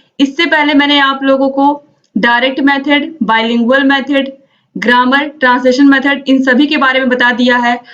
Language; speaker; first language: Hindi; native; Hindi